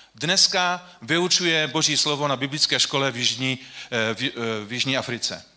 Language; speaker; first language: Czech; non-native, local second language; Polish